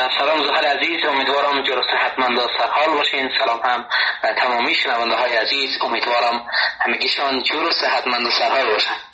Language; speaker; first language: Persian; native; Persian